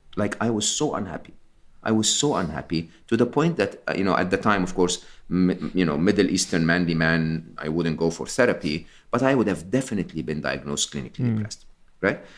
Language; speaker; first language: English; non-native, fluent; Arabic